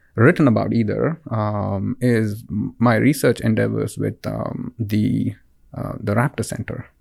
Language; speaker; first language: English; non-native, local second language; Kannada